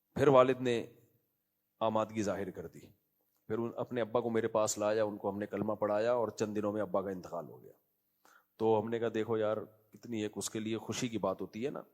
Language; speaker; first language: Urdu; native; Urdu